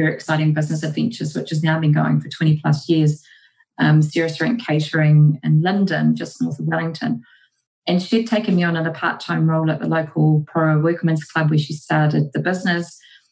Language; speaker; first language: English; native; English